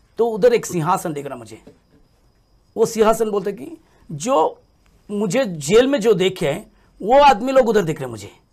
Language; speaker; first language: Hindi; native; Hindi